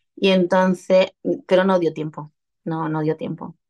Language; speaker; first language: Spanish; native; Spanish